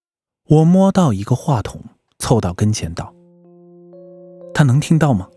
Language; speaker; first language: Chinese; native; Chinese